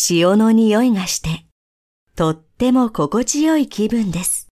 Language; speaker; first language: Japanese; native; Japanese